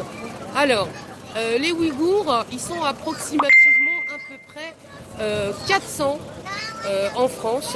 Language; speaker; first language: French; native; French